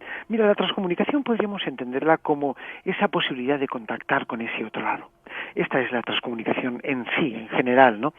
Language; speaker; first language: Spanish; native; Spanish